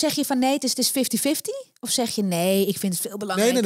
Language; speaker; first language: Dutch; native; Dutch